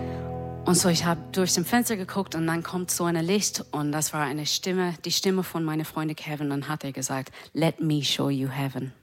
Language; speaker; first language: German; non-native, learner; English